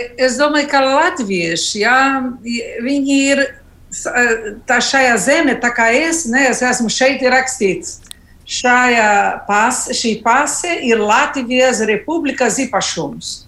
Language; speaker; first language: Latvian; non-native, learner; Portuguese